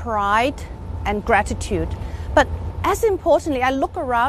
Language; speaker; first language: English; non-native, local second language; Cantonese